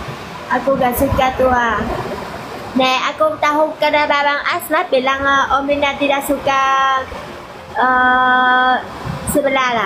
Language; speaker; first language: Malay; non-native, fluent; Vietnamese